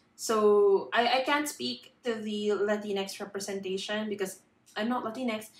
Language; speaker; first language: English; non-native, local second language; Filipino